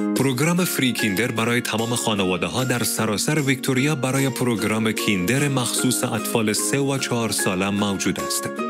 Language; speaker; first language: Persian; native; Persian